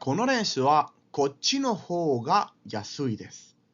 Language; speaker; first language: Japanese; non-native, fluent; Spanish